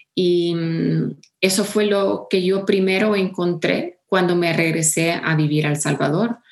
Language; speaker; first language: Spanish; early bilingual, heritage; Spanish